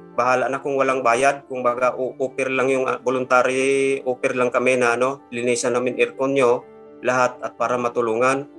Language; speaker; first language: Filipino; non-native, local second language; Cebuano